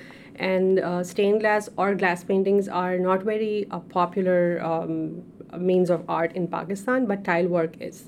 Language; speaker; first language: English; non-native, local second language; Urdu